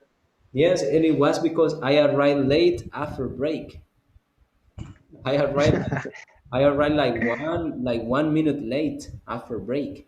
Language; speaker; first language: English; non-native, fluent; Spanish